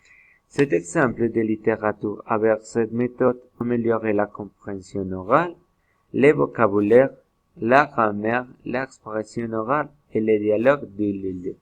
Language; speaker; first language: French; non-native, learner; Spanish